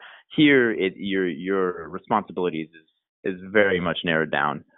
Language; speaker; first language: English; native; English